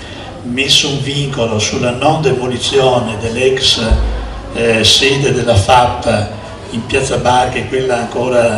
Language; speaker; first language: Italian; native; Italian